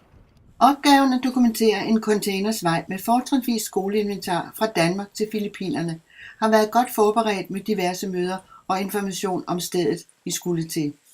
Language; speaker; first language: Danish; native; Danish